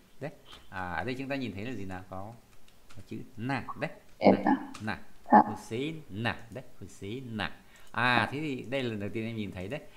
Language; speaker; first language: Vietnamese; native; Vietnamese